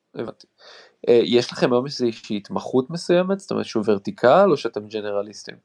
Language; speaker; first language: Hebrew; native; Hebrew